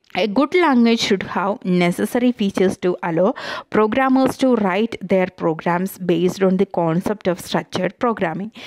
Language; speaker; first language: English; non-native, local second language; Malayalam